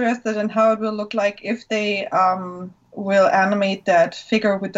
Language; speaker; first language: English; non-native, fluent; German